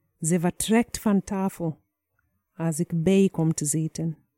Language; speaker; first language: Dutch; non-native, fluent; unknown